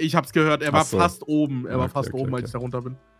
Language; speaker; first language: German; native; German